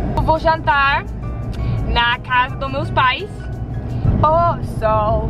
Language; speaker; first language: Portuguese; non-native, learner; Dutch